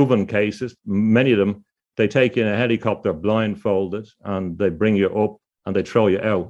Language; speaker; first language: English; native; English